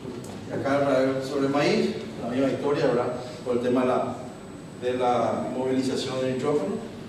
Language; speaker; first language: Spanish; native; Spanish